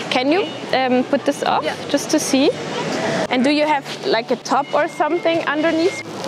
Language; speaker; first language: English; non-native, fluent; German